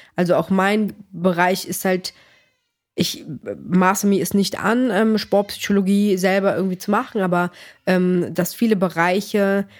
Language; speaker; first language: German; early bilingual, other home language; Greek